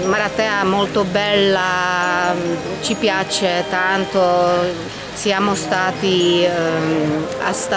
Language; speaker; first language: Italian; non-native, fluent; Czech